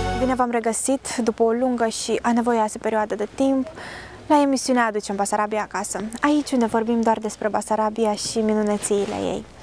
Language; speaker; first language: Romanian; native; Romanian